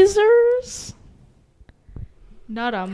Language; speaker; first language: English; native; English